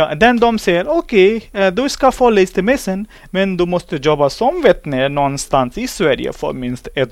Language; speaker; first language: Swedish; non-native, learner; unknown